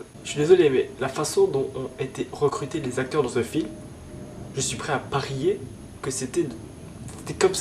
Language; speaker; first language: French; native; French